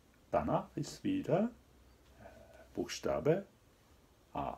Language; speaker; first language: German; non-native, learner; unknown